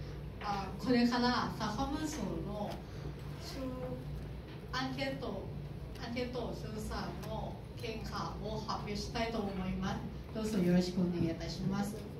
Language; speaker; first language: Japanese; non-native, learner; Thai